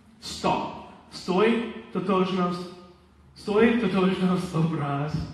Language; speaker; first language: Czech; non-native, learner; Polish